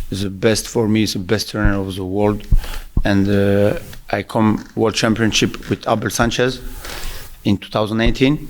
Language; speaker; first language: English; non-native, learner; French